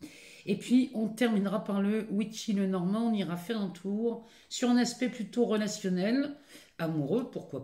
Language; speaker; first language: French; native; French